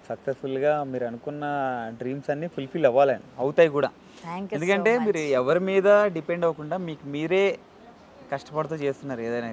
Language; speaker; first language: Telugu; native; Telugu